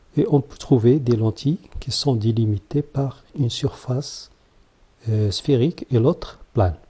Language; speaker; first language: French; non-native, local second language; Arabic